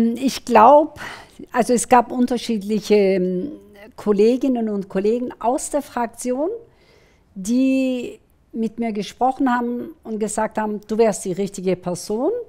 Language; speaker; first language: German; early bilingual, other home language; Kurdish